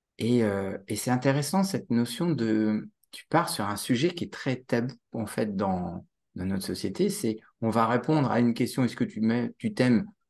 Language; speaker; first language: French; native; French